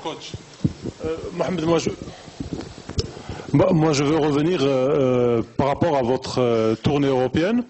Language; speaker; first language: French; non-native, local second language; Arabic